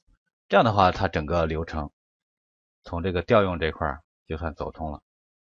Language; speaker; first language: Chinese; native; Chinese